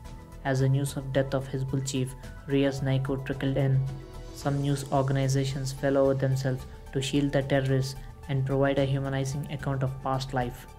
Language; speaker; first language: English; non-native, local second language; Telugu